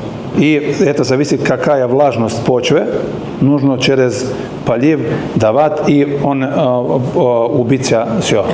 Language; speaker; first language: Russian; non-native, learner; Serbian